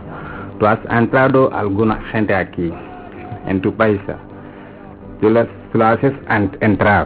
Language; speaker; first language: Spanish; non-native, learner; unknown